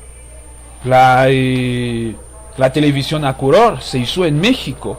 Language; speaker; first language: Spanish; non-native, fluent; Haitian Creole